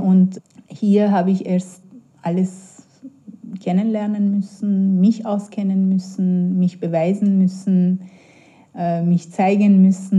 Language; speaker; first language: German; non-native, fluent; Persian